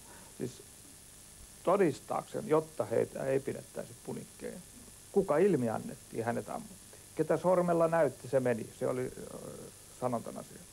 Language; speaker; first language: Finnish; native; Finnish